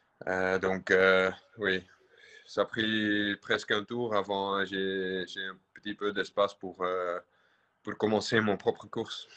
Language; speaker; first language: French; non-native, local second language; Dutch